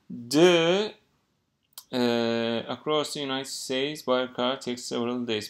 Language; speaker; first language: English; non-native, fluent; Turkish